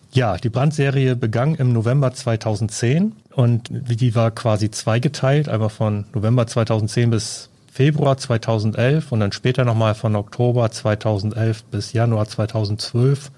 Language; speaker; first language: German; native; German